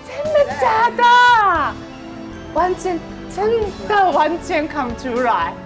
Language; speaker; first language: Chinese; non-native, fluent; Japanese